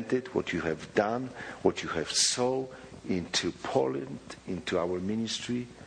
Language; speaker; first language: English; non-native, fluent; Polish